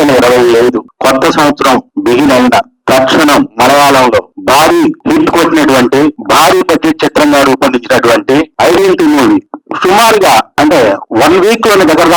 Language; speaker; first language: Telugu; native; Telugu